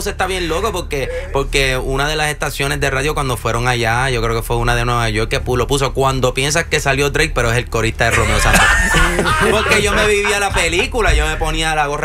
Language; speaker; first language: Spanish; early bilingual, heritage; Spanish